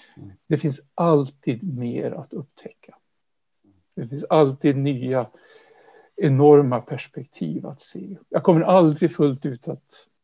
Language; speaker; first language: Swedish; native; Swedish